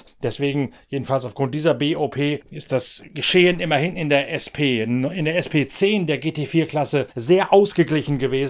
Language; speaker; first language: German; native; German